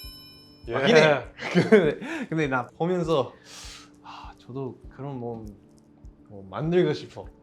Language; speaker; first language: Korean; non-native, learner; English